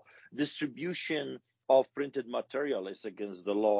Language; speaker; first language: English; non-native, fluent; Polish